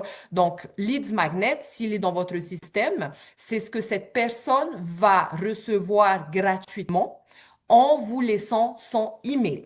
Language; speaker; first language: French; native; French